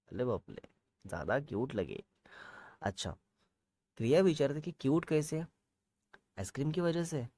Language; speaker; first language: Hindi; non-native, local second language; Marathi